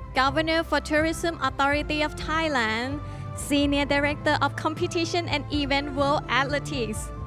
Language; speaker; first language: English; non-native, fluent; Thai